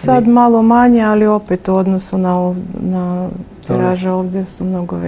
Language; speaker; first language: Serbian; non-native, fluent; Russian